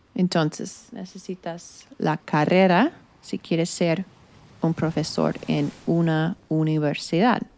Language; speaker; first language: Spanish; non-native, fluent; English